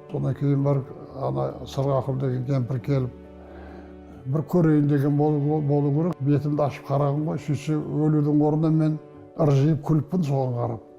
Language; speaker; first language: Kazakh; native; Kazakh